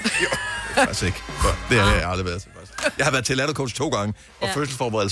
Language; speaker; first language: Danish; native; Danish